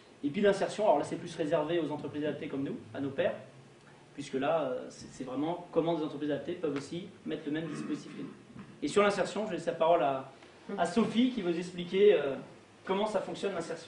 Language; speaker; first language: French; native; French